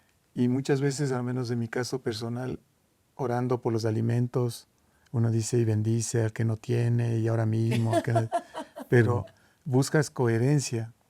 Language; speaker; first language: Spanish; native; Spanish